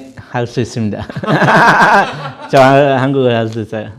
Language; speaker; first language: Korean; non-native, learner; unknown